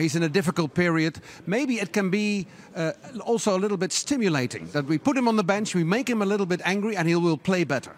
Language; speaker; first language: English; non-native, fluent; Dutch